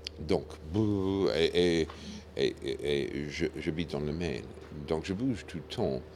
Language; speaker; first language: French; non-native, fluent; English